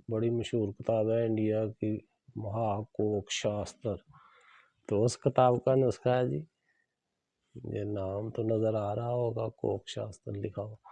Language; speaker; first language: Urdu; non-native, local second language; Punjabi